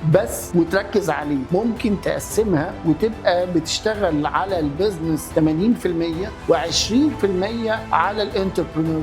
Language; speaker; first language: Arabic; native; Arabic